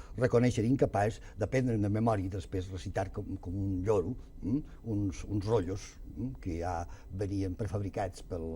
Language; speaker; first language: Catalan; native; Catalan